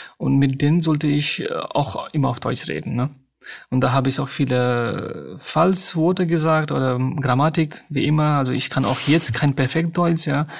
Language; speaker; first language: German; non-native, fluent; Nepali